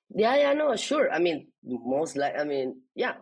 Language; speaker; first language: English; non-native, fluent; Spanish